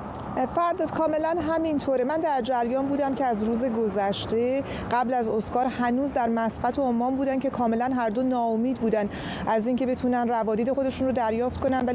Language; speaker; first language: Persian; native; Persian